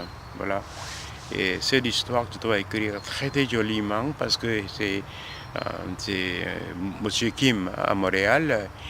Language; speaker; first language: French; non-native, learner; Korean